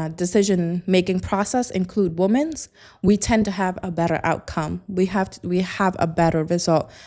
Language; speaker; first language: English; non-native, fluent; Khmer